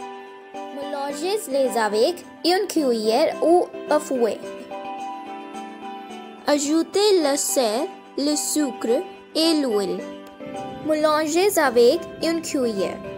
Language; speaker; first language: French; non-native, learner; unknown